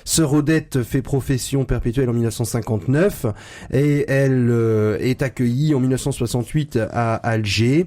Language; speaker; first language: French; native; French